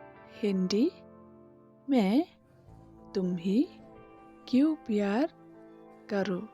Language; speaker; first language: Hindi; non-native, local second language; Khasi